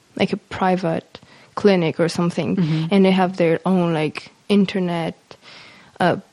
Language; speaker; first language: English; non-native, fluent; Polish